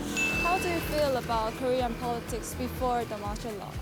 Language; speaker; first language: English; non-native, learner; Korean